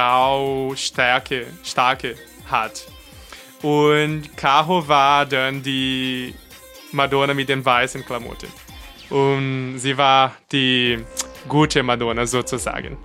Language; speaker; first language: German; non-native, learner; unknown